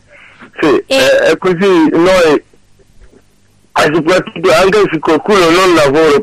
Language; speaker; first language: Italian; non-native, learner; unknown